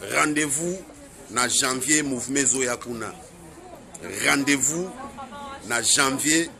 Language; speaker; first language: French; non-native, local second language; Lingala